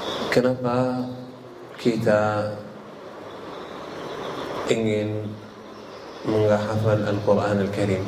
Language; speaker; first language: Indonesian; non-native, learner; Arabic